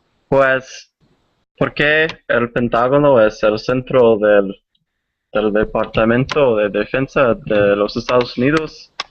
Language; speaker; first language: Spanish; non-native, learner; English